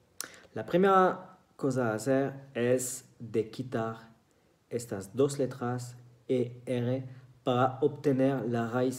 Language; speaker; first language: Spanish; non-native, fluent; French